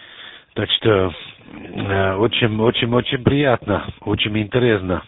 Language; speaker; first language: Russian; non-native, learner; German